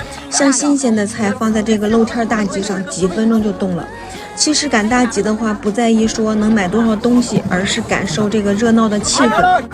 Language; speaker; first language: Chinese; native; Chinese